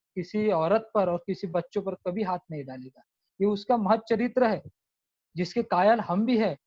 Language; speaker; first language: Hindi; non-native, local second language; Marathi